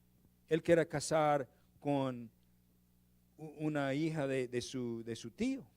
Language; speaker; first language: Spanish; non-native, learner; English